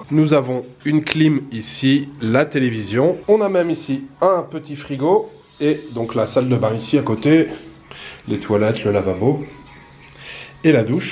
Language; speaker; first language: French; native; French